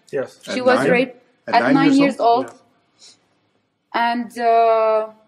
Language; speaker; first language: English; non-native, fluent; Arabic